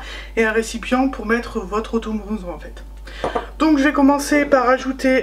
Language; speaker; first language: French; native; French